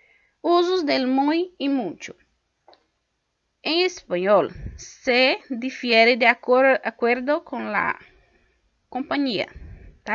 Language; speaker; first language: Spanish; non-native, local second language; Portuguese